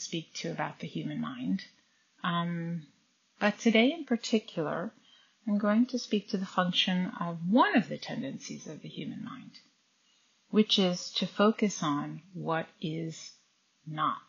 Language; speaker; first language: English; native; English